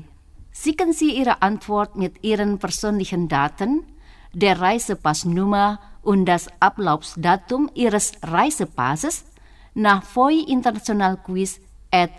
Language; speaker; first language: German; non-native, fluent; Indonesian